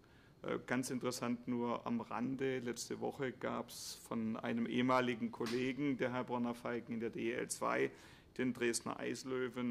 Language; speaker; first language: German; native; German